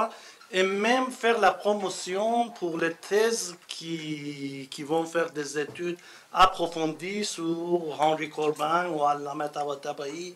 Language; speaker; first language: French; non-native, fluent; Persian